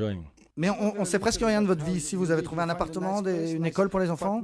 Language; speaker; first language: French; native; French